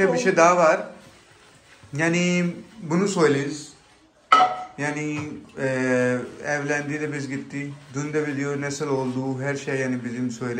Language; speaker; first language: Turkish; non-native, learner; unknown